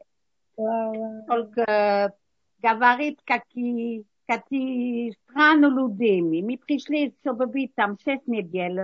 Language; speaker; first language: Russian; early bilingual, heritage; Russian